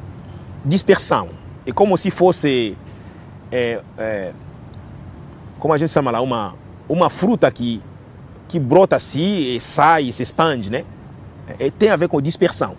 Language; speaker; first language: Portuguese; non-native, fluent; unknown